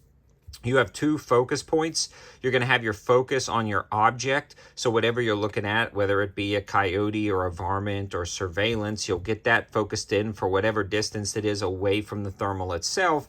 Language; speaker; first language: English; native; English